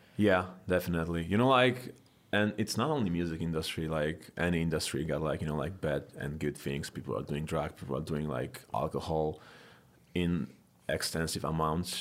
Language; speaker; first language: English; non-native, fluent; Polish